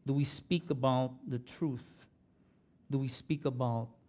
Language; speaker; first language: English; non-native, local second language; Filipino